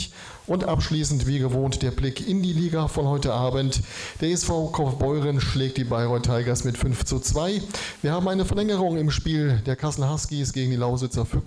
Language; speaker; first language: German; native; German